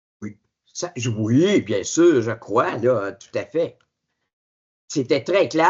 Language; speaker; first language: French; native; French